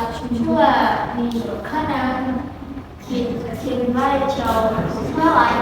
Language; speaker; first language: Chinese; non-native, learner; Indonesian